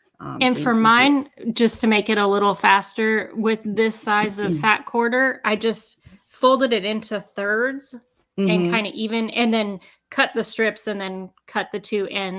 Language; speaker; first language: English; native; English